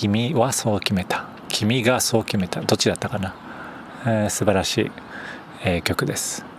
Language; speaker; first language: Japanese; native; Japanese